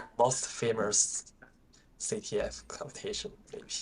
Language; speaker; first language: English; non-native, fluent; Chinese